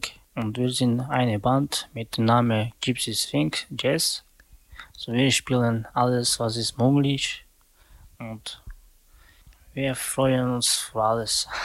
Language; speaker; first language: German; non-native, learner; Slovak